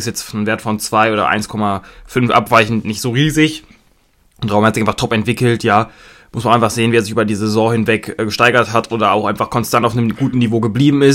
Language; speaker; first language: German; native; German